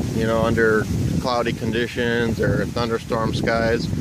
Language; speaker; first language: English; native; English